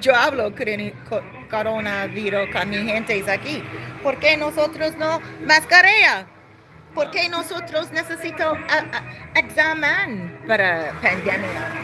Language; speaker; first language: Spanish; non-native, learner; English